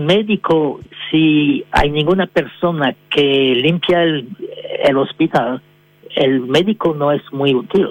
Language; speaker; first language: Spanish; non-native, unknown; French